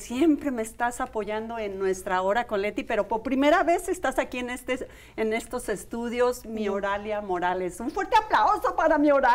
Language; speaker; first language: Spanish; native; Spanish